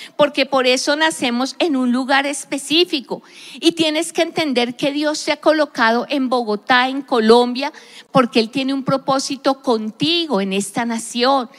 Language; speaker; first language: Spanish; native; Spanish